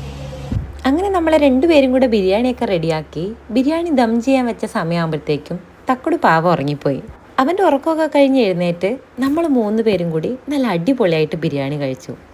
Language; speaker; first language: Malayalam; native; Malayalam